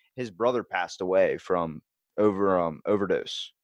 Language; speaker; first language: English; native; English